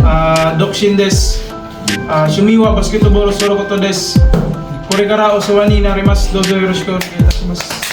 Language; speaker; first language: Japanese; non-native, learner; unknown